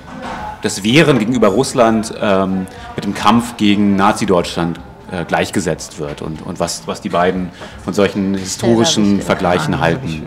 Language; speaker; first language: German; native; German